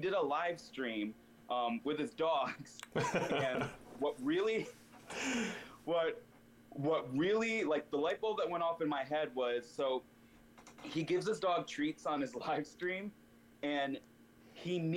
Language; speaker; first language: English; native; English